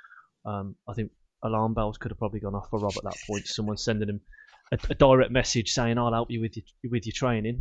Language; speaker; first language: English; native; English